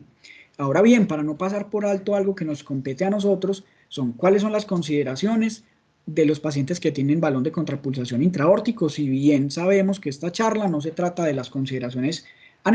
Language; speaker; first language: Spanish; native; Spanish